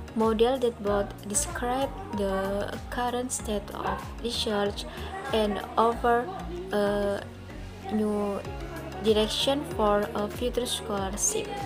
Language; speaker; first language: English; non-native, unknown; Indonesian